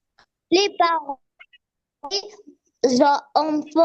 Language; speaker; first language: French; non-native, learner; Arabic